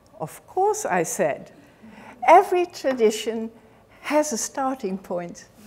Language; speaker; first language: English; non-native, fluent; Dutch